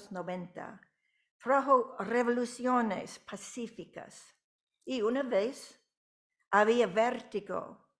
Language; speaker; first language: Spanish; non-native, fluent; English